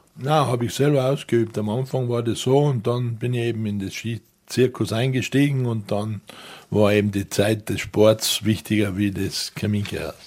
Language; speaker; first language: German; native; German